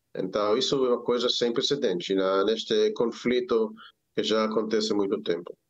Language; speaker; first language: Portuguese; non-native, learner; Hebrew